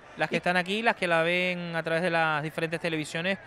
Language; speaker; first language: Spanish; native; Spanish